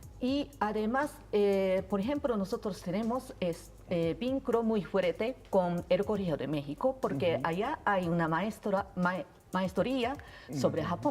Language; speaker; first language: Spanish; non-native, learner; Japanese